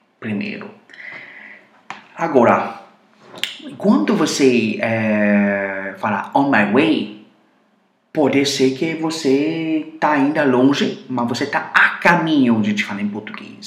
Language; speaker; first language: Portuguese; non-native, fluent; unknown